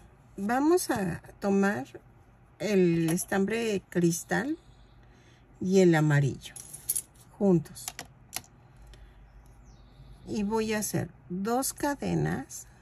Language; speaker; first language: Spanish; native; Spanish